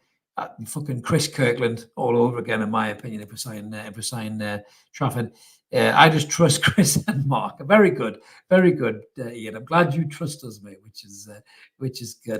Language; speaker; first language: English; native; English